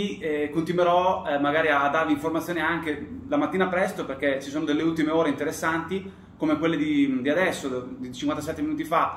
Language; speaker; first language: Italian; native; Italian